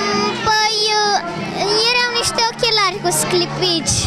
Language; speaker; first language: Romanian; native; Romanian